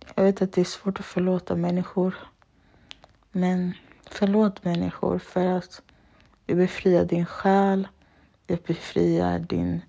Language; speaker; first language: Swedish; early bilingual, other home language; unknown